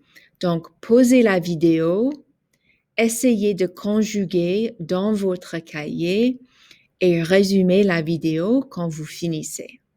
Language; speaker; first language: French; non-native, fluent; English